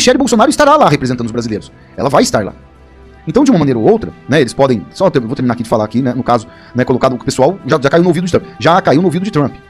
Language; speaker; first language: Portuguese; native; Portuguese